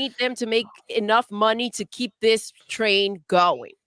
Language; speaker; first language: English; native; English